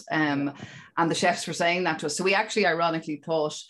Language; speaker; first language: English; native; English